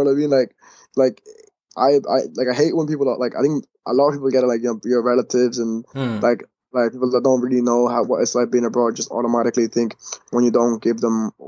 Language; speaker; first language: English; native; English